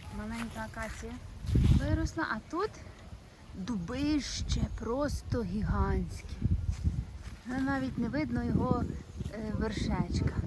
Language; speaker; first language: Ukrainian; native; Ukrainian